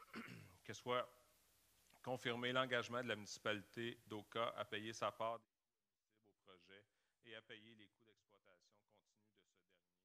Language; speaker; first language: French; native; French